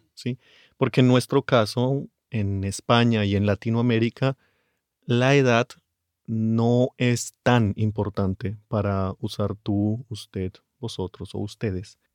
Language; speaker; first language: Spanish; native; Spanish